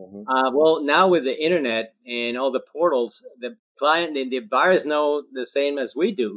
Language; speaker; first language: English; non-native, fluent; Spanish